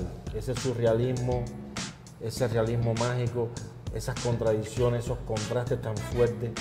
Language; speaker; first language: Spanish; native; Spanish